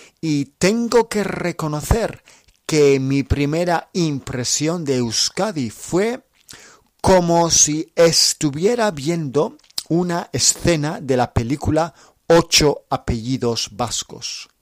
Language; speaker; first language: Spanish; non-native, fluent; English